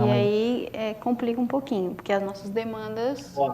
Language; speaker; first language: Portuguese; native; Portuguese